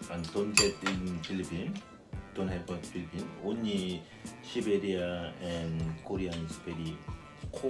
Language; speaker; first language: English; non-native, learner; Korean